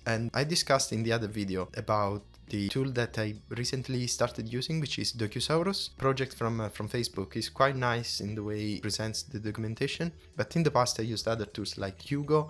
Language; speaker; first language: English; non-native, fluent; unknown